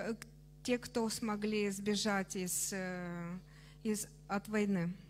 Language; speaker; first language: Russian; non-native, fluent; Romanian